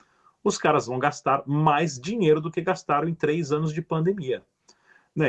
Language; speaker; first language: Portuguese; native; Portuguese